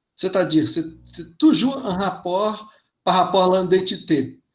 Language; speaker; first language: French; non-native, fluent; Portuguese